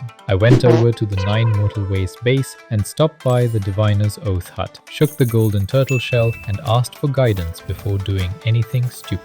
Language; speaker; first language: English; native; English